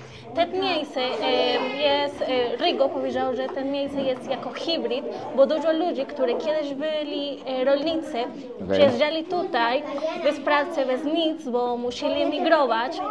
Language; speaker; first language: Polish; non-native, learner; Spanish